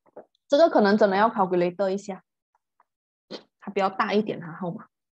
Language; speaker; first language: Chinese; native; Chinese